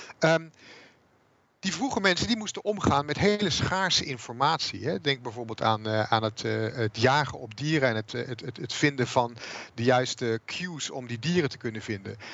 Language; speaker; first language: Dutch; native; Dutch